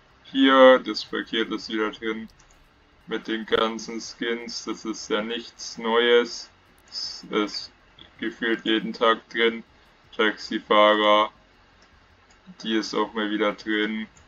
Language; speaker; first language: German; native; German